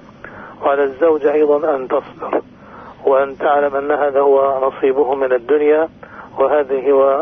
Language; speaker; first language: Arabic; native; Arabic